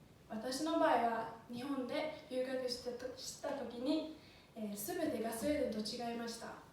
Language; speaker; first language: Japanese; non-native, fluent; Swedish